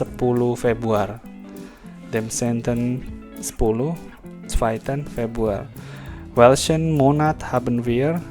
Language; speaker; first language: German; non-native, fluent; Indonesian